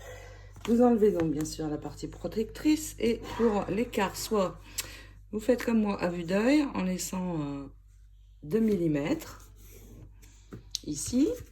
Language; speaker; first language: French; native; French